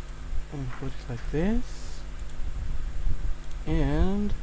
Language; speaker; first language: English; non-native, fluent; Spanish